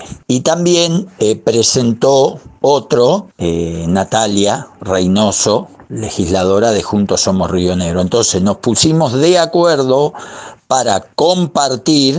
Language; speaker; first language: Spanish; native; Spanish